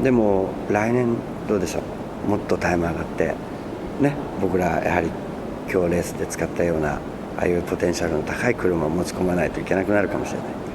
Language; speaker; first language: Japanese; native; Japanese